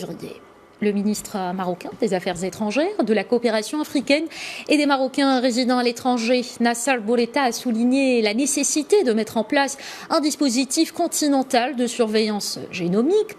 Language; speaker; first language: French; non-native, local second language; Arabic